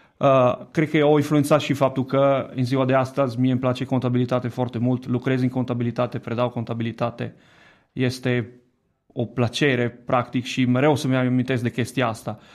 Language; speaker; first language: Romanian; non-native, fluent; Italian